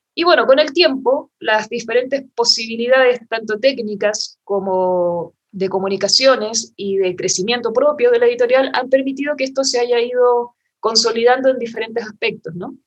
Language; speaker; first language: Spanish; native; Spanish